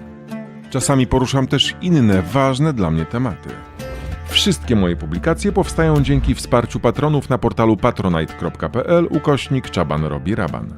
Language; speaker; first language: Polish; native; Polish